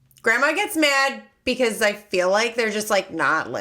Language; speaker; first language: English; native; English